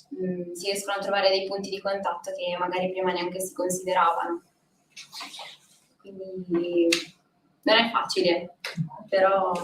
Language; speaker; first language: Italian; native; Italian